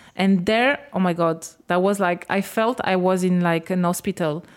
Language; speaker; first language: English; non-native, fluent; French